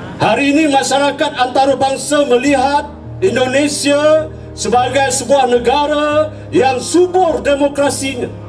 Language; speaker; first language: Malay; native; Malay